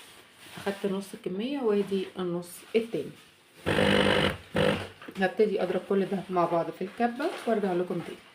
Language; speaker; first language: Arabic; native; Arabic